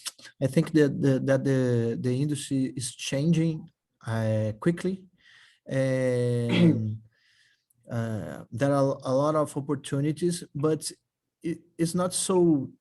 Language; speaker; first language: English; non-native, fluent; Portuguese